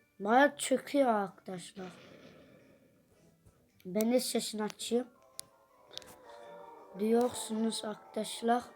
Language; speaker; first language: Turkish; early bilingual, heritage; Dutch